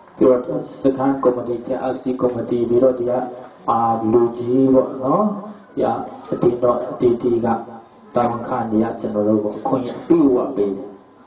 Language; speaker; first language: Burmese; non-native, local second language; Hakha Chin